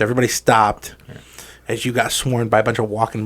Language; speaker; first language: English; native; English